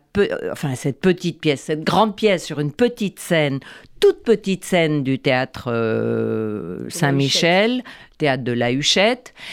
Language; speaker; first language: French; native; French